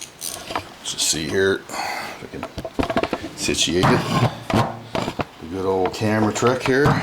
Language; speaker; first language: English; native; English